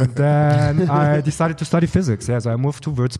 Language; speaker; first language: English; non-native, fluent; German